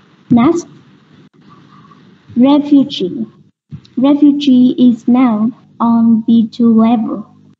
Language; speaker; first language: English; non-native, learner; Vietnamese